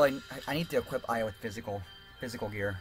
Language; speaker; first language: English; native; English